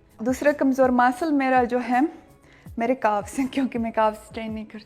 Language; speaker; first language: Hindi; non-native, fluent; Russian